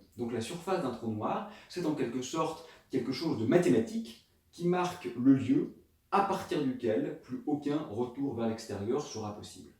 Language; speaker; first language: French; native; French